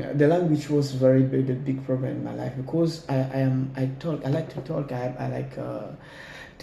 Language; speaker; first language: English; non-native, learner; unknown